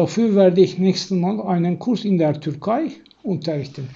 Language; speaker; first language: German; non-native, fluent; Turkish